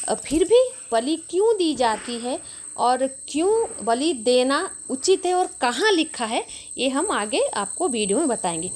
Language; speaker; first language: Hindi; non-native, local second language; Bangla